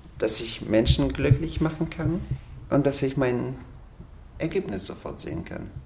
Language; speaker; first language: German; non-native, fluent; Persian